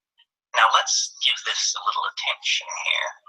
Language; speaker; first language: English; native; English